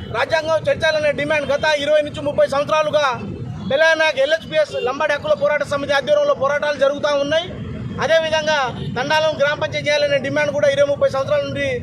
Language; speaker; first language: Telugu; non-native, local second language; Lambadi